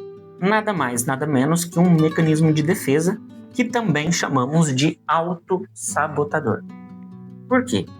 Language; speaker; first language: Portuguese; native; Portuguese